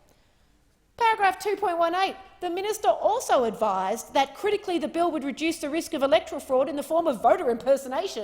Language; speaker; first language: English; native; English